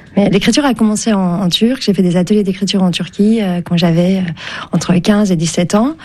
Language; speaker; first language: French; early bilingual, other home language; Turkish